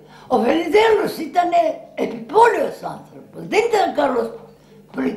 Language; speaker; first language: Greek; early bilingual, heritage; Greek